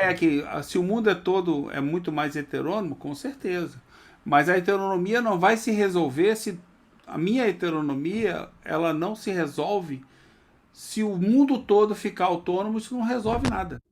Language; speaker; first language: Portuguese; native; Portuguese